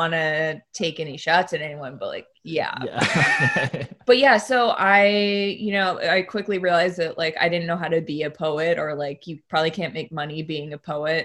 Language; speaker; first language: English; native; English